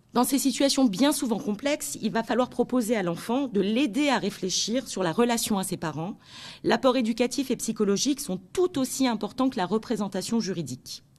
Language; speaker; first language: French; native; French